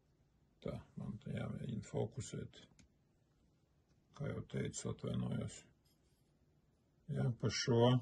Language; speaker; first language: Latvian; native; Latvian